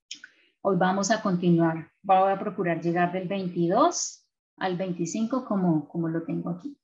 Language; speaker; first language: Spanish; native; Spanish